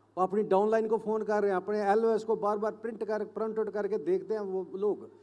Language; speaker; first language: Hindi; native; Hindi